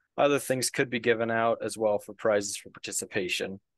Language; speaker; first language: English; native; English